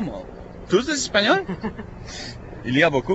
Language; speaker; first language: French; non-native, fluent; Spanish